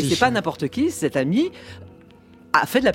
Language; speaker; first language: French; native; French